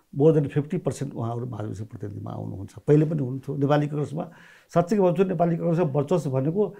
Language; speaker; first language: Nepali; non-native, local second language; Maithili